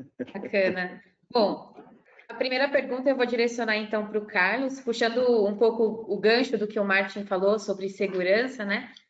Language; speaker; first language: Portuguese; native; Portuguese